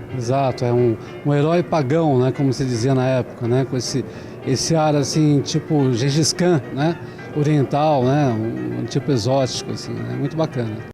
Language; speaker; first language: Portuguese; native; Portuguese